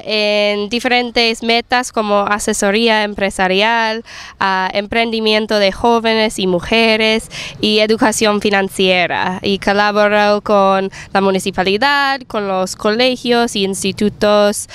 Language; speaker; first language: Spanish; non-native, fluent; English